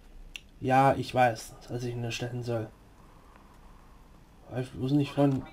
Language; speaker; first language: German; native; German